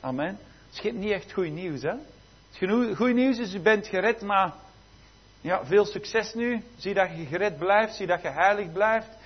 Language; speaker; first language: Dutch; native; Dutch